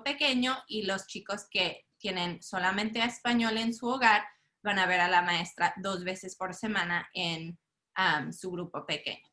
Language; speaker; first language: Spanish; early bilingual, heritage; Spanish